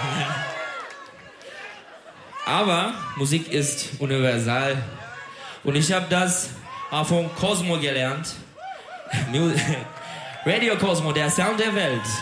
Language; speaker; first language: German; non-native, learner; Turkish